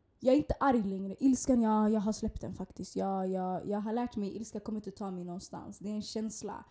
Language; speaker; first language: Swedish; early bilingual, other home language; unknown